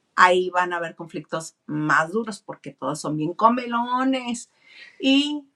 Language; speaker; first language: Spanish; native; Spanish